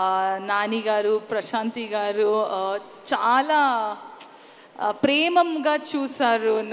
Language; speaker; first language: Telugu; non-native, learner; Kannada